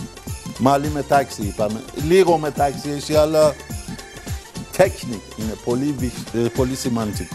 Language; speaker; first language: Greek; non-native, fluent; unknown